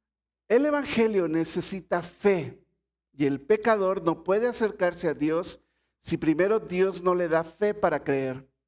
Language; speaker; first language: Spanish; native; Spanish